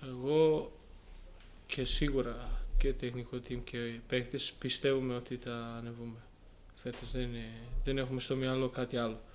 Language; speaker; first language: Greek; non-native, fluent; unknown